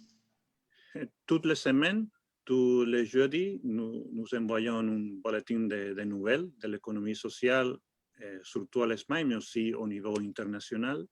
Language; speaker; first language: French; non-native, fluent; Spanish